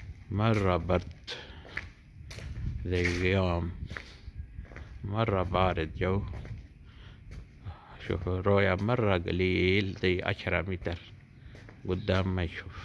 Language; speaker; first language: Arabic; non-native, learner; Urdu